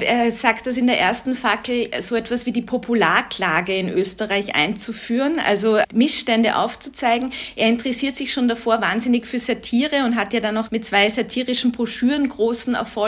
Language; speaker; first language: German; native; German